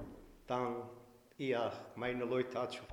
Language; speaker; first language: German; non-native, learner; Turkish